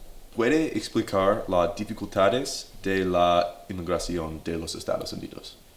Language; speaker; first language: Spanish; non-native, learner; English